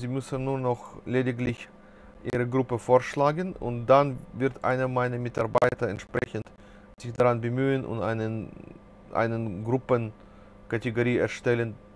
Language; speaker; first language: German; non-native, fluent; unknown